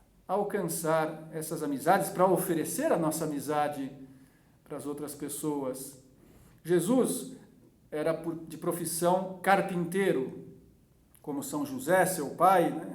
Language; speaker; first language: Portuguese; native; Portuguese